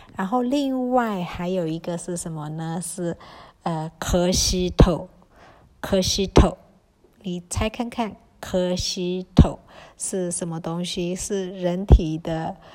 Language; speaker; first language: Chinese; early bilingual, heritage; Chinese